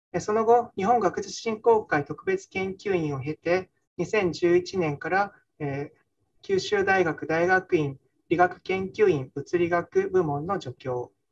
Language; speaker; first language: Japanese; native; Japanese